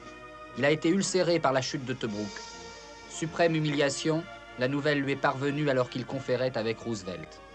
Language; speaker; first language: French; native; French